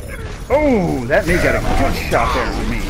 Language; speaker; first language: English; native; English